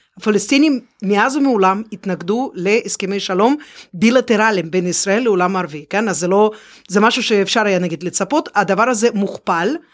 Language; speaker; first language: Hebrew; non-native, fluent; Russian